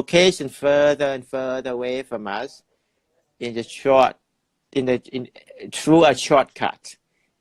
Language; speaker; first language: English; non-native, fluent; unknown